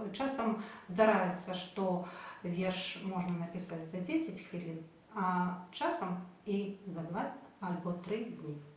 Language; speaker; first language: Belarusian; native; Belarusian